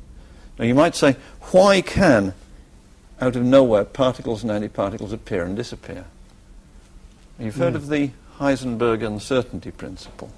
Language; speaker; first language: English; native; English